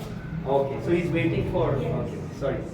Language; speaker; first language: English; non-native, local second language; Urdu